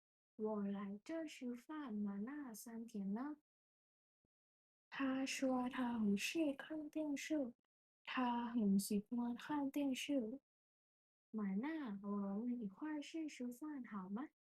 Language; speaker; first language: Chinese; non-native, learner; Thai